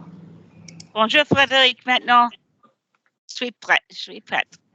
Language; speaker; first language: French; non-native, learner; English